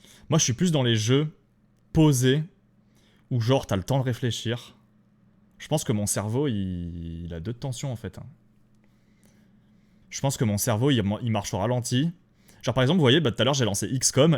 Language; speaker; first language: French; native; French